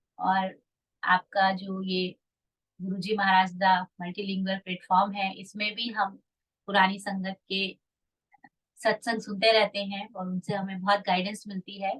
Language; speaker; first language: Hindi; native; Hindi